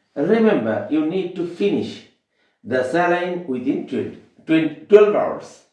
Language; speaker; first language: English; non-native, local second language; Bangla